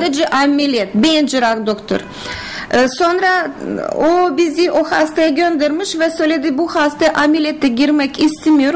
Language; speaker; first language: Turkish; non-native, learner; Russian